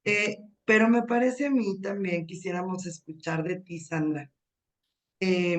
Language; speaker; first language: Spanish; native; Spanish